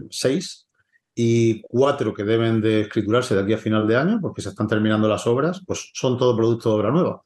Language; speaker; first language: Spanish; native; Spanish